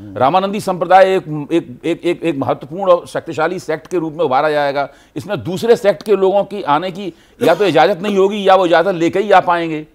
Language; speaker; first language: Hindi; native; Hindi